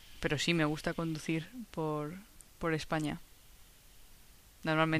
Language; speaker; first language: Spanish; non-native, fluent; English